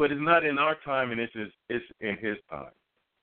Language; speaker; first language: English; native; English